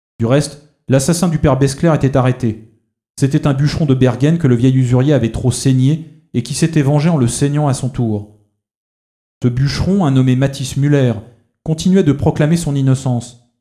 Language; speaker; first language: French; native; French